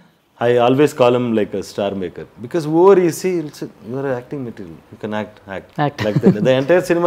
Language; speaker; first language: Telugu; non-native, learner; Tamil